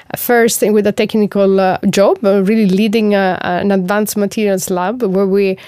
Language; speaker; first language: English; non-native, fluent; Italian